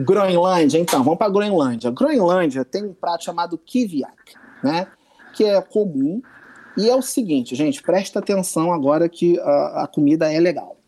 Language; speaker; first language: Portuguese; native; Portuguese